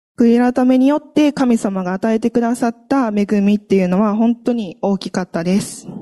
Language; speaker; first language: Japanese; native; Japanese